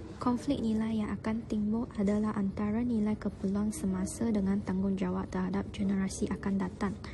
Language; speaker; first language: Malay; non-native, local second language; Chinese